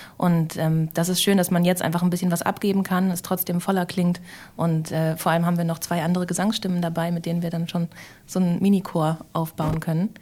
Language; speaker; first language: German; native; German